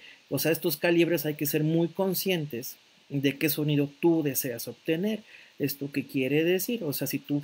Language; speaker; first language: Spanish; native; Spanish